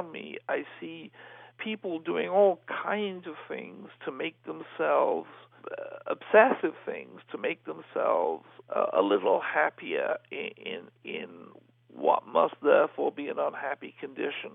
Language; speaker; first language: English; native; English